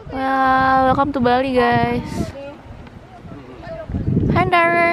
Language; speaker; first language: English; non-native, fluent; Indonesian